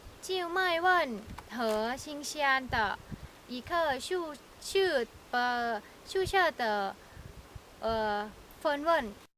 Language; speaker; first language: Chinese; non-native, learner; Thai